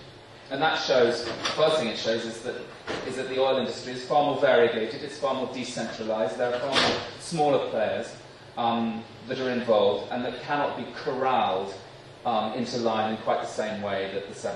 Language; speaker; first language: English; native; English